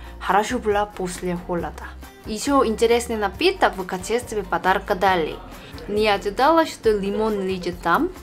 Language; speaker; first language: Russian; non-native, fluent; Korean